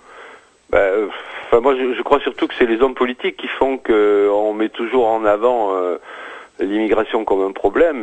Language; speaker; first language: French; native; French